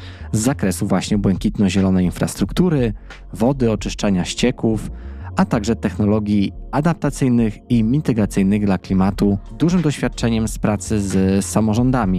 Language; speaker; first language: Polish; native; Polish